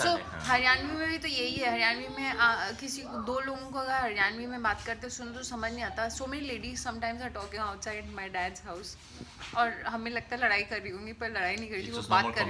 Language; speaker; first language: Hindi; non-native, local second language; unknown